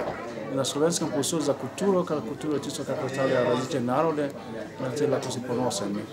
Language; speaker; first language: Slovenian; non-native, fluent; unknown